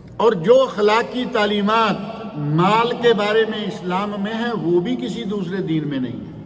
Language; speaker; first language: Urdu; native; Urdu